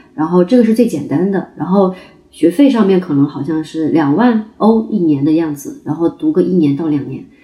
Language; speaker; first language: Chinese; native; Chinese